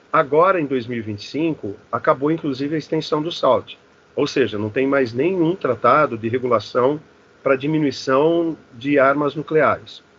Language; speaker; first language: Portuguese; native; Portuguese